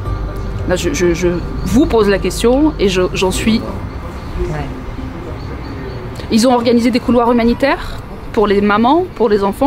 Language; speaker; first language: French; native; French